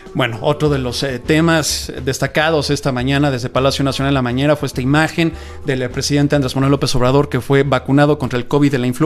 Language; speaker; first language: Spanish; native; Spanish